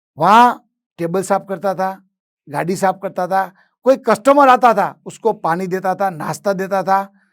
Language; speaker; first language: Hindi; non-native, local second language; Gujarati